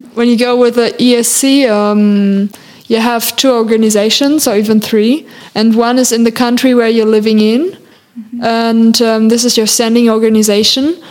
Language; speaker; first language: English; non-native, fluent; German